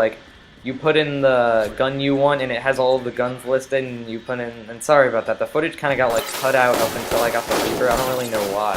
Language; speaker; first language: English; native; English